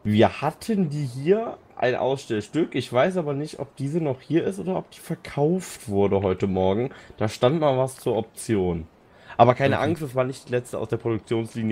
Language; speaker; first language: German; native; German